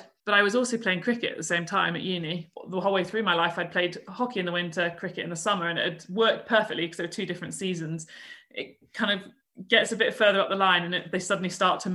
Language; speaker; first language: English; native; English